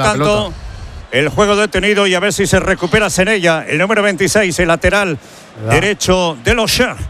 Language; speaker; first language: Spanish; native; Spanish